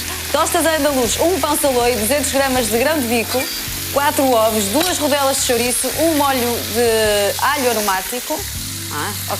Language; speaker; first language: Portuguese; native; Portuguese